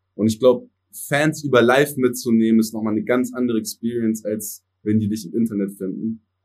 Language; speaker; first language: German; early bilingual, other home language; English